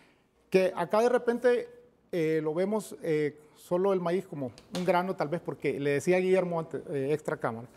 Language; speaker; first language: Spanish; native; Spanish